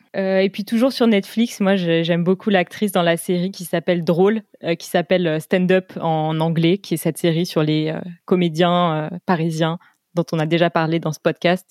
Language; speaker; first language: French; native; French